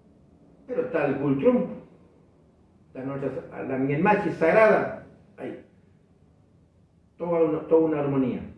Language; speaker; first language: Spanish; non-native, local second language; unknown